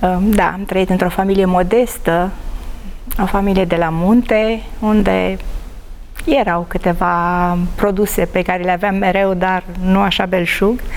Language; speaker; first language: Romanian; native; Romanian